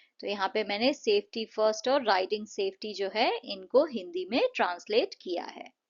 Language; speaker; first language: Hindi; native; Hindi